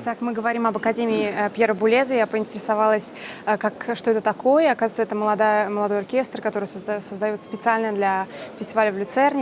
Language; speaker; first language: Russian; native; Russian